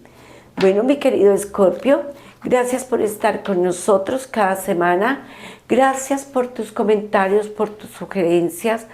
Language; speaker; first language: Spanish; native; Spanish